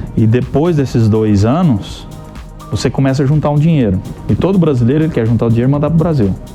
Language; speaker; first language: Portuguese; native; Portuguese